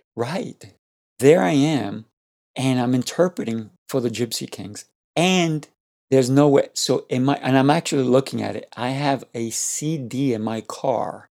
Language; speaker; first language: English; non-native, fluent; Spanish